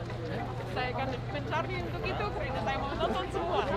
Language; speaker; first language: Indonesian; non-native, learner; English